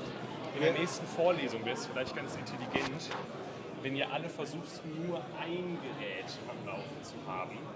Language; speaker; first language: German; native; German